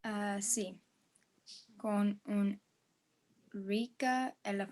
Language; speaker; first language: Spanish; non-native, learner; English